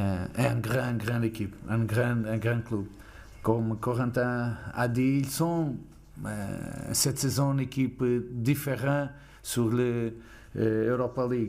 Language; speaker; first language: French; non-native, fluent; Portuguese